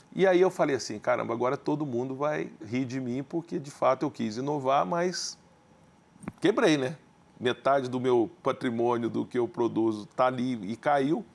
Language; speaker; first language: Portuguese; native; Portuguese